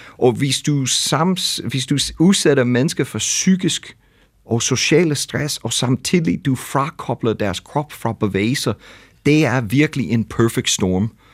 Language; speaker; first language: Danish; non-native, fluent; English